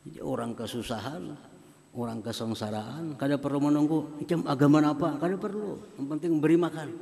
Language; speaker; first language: Indonesian; non-native, local second language; Banjar